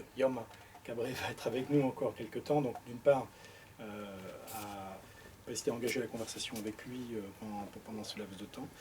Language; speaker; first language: French; native; French